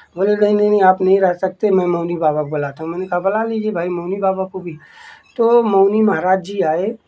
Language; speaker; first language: Hindi; native; Hindi